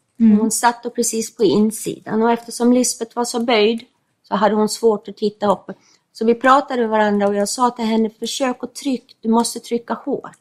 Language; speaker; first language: Swedish; non-native, fluent; English